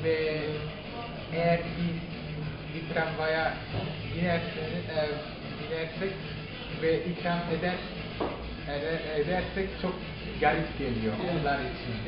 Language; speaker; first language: Turkish; non-native, learner; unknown